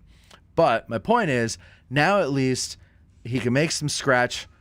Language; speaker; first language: English; native; English